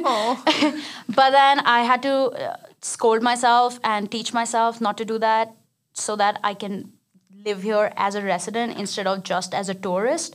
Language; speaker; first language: English; non-native, local second language; Hindi